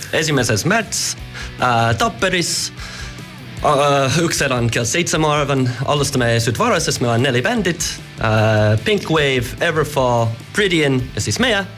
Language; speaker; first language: Estonian; non-native, learner; English